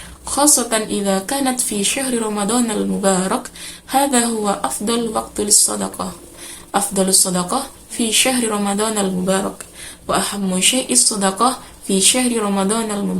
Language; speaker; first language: Arabic; non-native, learner; Indonesian